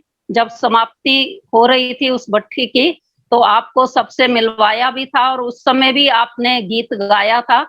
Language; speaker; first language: Hindi; native; Hindi